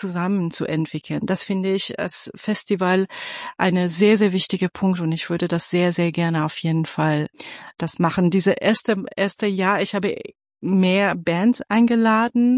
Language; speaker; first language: German; non-native, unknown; Persian